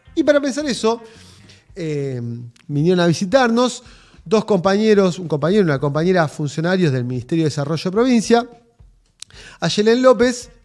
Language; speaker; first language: Spanish; native; Spanish